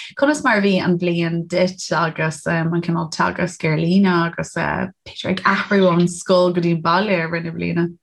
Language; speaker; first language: Irish; non-native, local second language; English